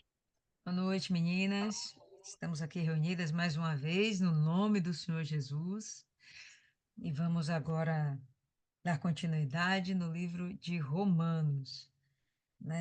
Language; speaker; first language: Portuguese; native; Portuguese